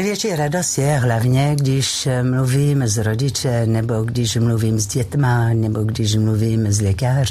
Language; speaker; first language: Czech; non-native, fluent; French